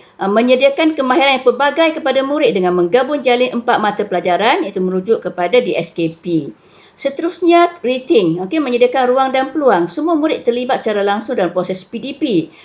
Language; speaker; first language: Malay; native; Malay